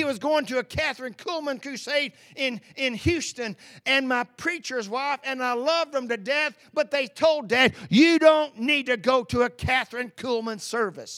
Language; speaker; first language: English; native; English